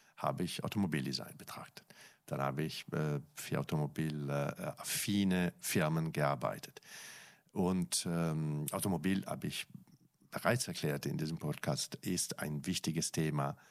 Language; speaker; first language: German; non-native, fluent; Italian